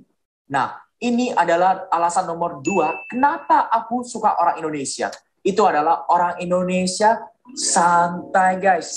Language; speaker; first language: Indonesian; non-native, fluent; Korean